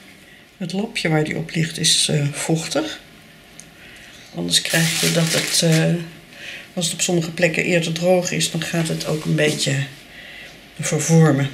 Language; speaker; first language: Dutch; native; Dutch